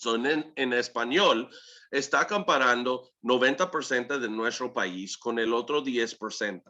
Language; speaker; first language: Spanish; early bilingual, heritage; English